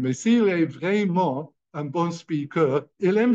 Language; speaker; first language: French; non-native, fluent; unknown